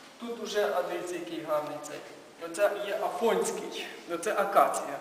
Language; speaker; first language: Ukrainian; native; Ukrainian